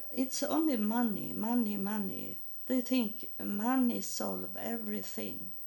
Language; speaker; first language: English; non-native, learner; Swedish